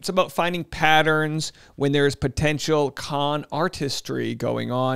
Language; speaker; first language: English; native; English